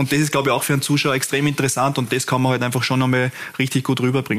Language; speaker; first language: German; native; German